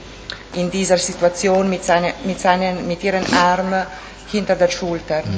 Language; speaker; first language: German; non-native, local second language; Italian